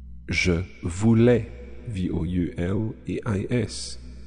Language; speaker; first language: French; non-native, fluent; English